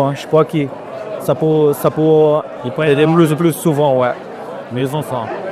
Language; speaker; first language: French; non-native, fluent; Portuguese